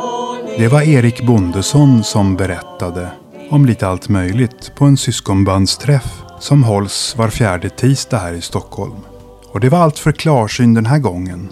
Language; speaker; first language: Swedish; native; Swedish